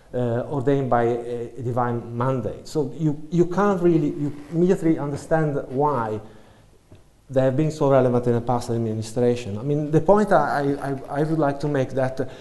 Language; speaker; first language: English; non-native, fluent; Italian